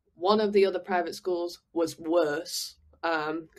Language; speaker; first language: English; native; English